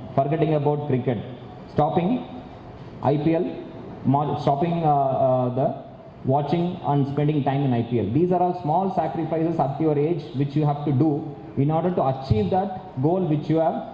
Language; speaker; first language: English; non-native, local second language; Telugu